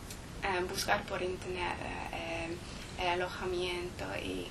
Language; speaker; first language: Spanish; non-native, learner; English